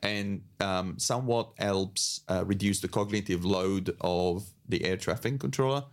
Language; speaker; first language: English; non-native, fluent; Italian